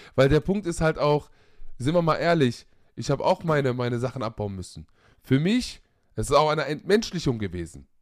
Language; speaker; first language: German; native; German